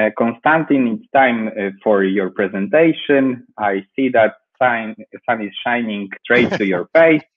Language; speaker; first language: English; non-native, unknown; Polish